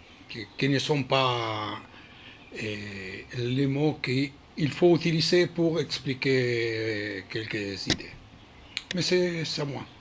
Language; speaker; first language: French; non-native, learner; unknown